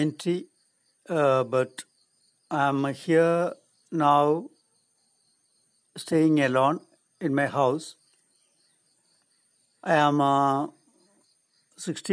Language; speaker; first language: English; non-native, local second language; Malayalam